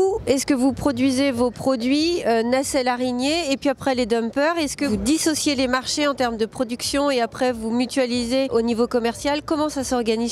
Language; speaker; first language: French; native; French